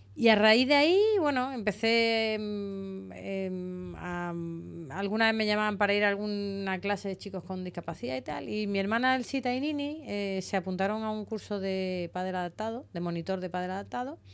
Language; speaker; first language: Spanish; native; Spanish